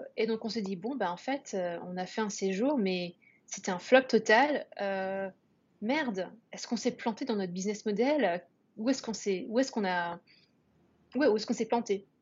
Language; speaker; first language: French; native; French